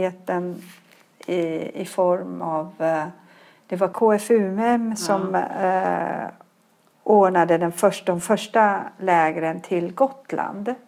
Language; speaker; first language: Swedish; early bilingual, other home language; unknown